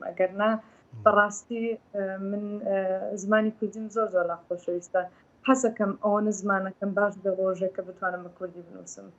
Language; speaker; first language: Central Kurdish; early bilingual, heritage; Central Kurdish